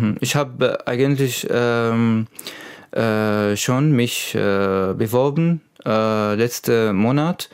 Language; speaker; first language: German; non-native, learner; Arabic